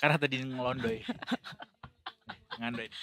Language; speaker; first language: Indonesian; native; Indonesian